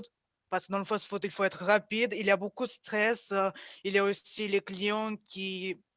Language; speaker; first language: French; non-native, fluent; Russian